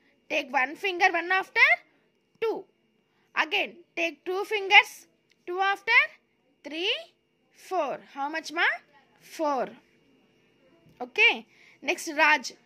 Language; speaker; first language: English; non-native, local second language; Telugu